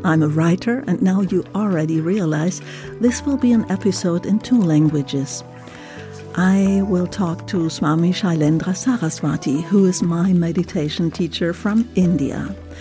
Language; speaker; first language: English; non-native, fluent; German